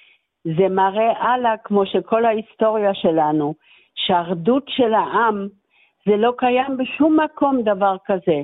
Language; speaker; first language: Hebrew; non-native, fluent; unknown